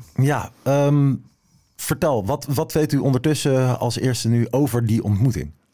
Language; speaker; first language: Dutch; native; Dutch